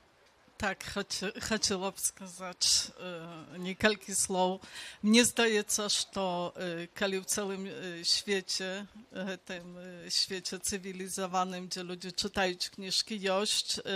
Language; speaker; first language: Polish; non-native, local second language; Belarusian